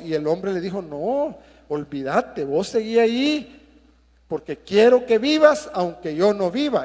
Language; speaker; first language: Spanish; native; Spanish